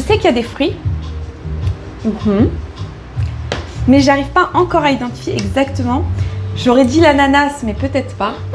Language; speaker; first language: French; native; French